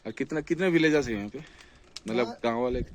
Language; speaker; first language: Hindi; non-native, local second language; Bangla